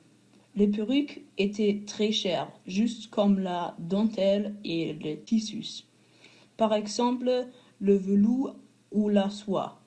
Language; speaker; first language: French; non-native, learner; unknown